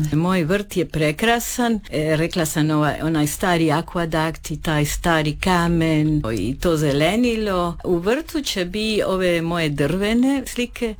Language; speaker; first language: Croatian; early bilingual, heritage; Croatian